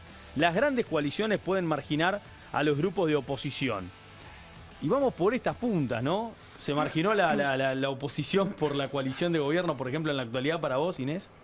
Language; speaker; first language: Spanish; native; Spanish